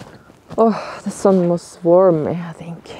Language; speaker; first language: English; non-native, learner; Norwegian